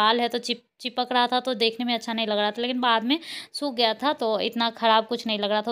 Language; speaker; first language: Hindi; native; Hindi